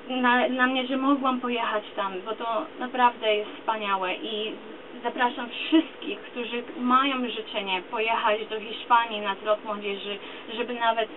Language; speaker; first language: Polish; early bilingual, other home language; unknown